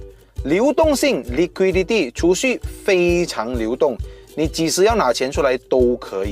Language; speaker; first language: Chinese; native; Chinese